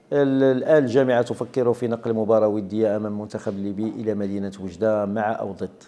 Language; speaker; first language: Arabic; native; Arabic